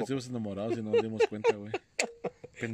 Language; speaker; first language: Spanish; native; Spanish